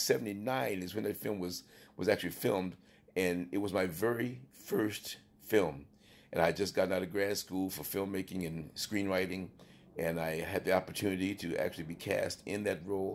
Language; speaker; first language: English; native; English